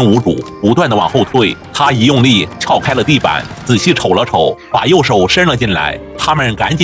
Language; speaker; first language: Chinese; native; Chinese